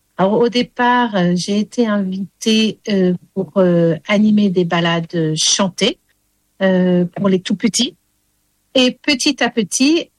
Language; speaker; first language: French; early bilingual, heritage; English